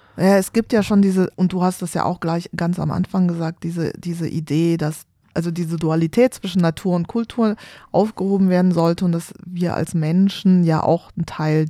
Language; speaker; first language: German; native; German